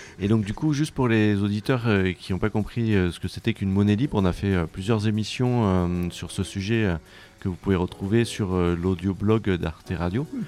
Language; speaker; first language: French; native; French